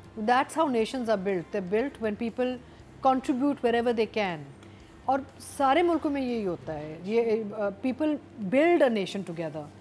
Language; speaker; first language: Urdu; native; Urdu